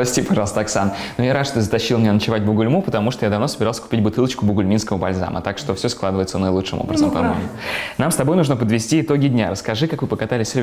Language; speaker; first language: Russian; native; Russian